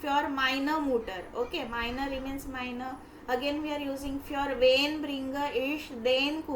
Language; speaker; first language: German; non-native, fluent; Hindi